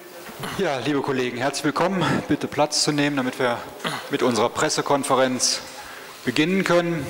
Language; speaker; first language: German; native; German